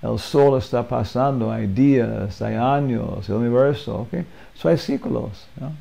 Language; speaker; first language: Spanish; non-native, learner; English